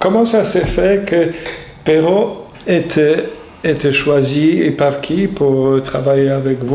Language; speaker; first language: French; non-native, fluent; Polish